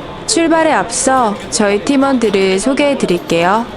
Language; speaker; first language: Korean; native; Korean